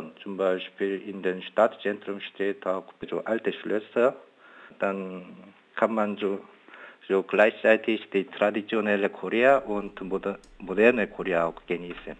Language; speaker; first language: German; non-native, learner; Korean